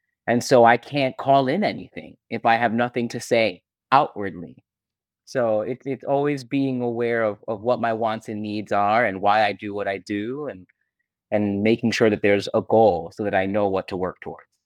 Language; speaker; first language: English; native; English